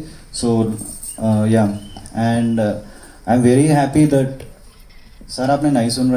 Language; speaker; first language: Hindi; non-native, local second language; Telugu